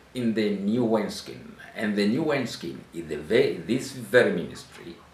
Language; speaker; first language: English; non-native, local second language; Swahili